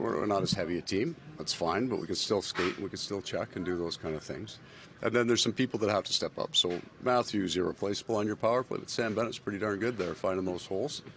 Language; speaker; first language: English; native; English